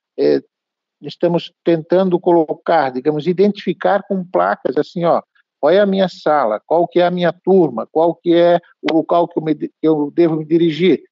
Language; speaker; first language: Portuguese; native; Portuguese